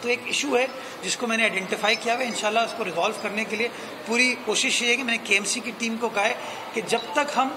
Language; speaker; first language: Urdu; native; Urdu